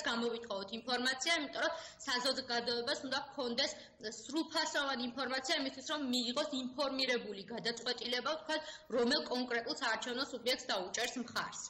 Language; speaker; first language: Georgian; native; Georgian